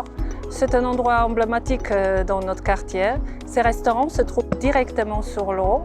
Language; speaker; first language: French; non-native, fluent; Russian